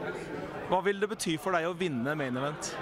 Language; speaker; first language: Norwegian; native; Norwegian